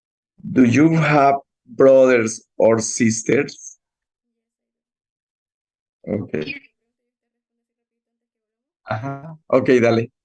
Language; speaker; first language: English; non-native, learner; Spanish